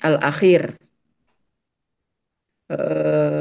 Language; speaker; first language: Arabic; non-native, fluent; Indonesian